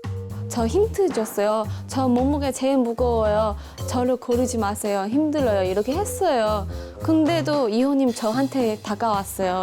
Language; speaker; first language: Korean; non-native, fluent; Chinese